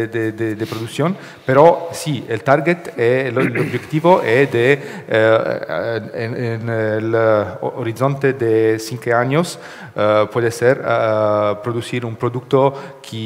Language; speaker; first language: Spanish; non-native, learner; Italian